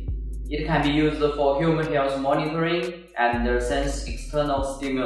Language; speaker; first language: English; non-native, fluent; Chinese